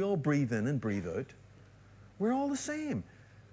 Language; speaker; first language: English; native; English